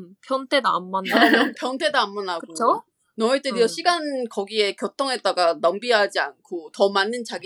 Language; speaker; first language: Korean; non-native, fluent; Chinese